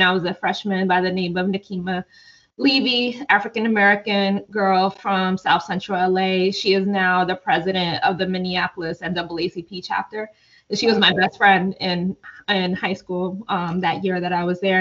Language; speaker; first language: English; native; English